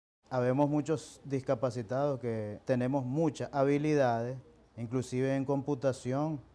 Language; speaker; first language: Spanish; native; Spanish